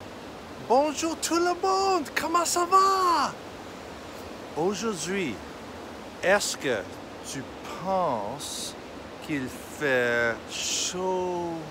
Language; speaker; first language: French; non-native, fluent; English